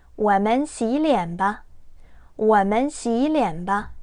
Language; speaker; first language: Chinese; non-native, fluent; Korean